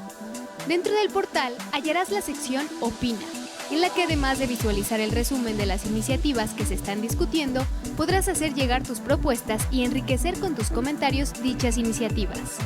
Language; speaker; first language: Spanish; native; Spanish